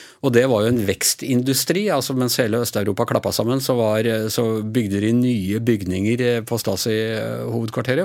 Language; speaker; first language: Norwegian; native; Norwegian